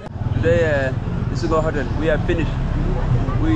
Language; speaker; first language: English; non-native, learner; Swahili